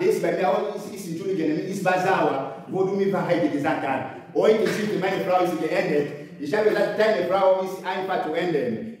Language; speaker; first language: German; non-native, learner; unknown